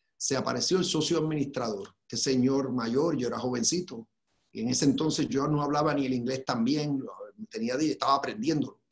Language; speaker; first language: Spanish; native; Spanish